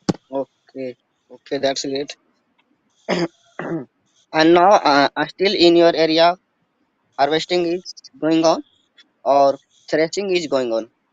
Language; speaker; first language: English; non-native, learner; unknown